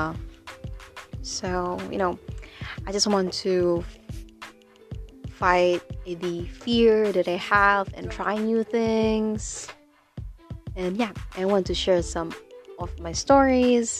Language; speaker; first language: English; non-native, local second language; Filipino